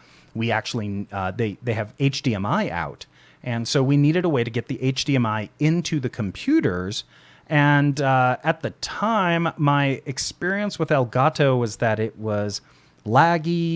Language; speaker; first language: English; native; English